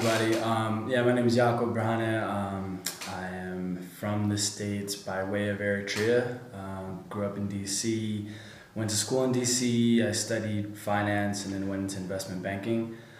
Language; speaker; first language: English; native; English